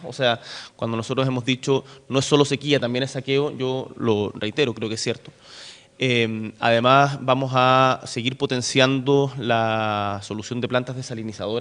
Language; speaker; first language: Spanish; native; Spanish